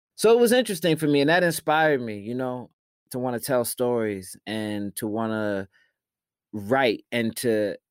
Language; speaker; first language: English; early bilingual, other home language; Shona